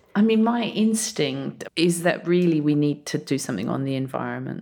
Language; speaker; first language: English; early bilingual, other home language; German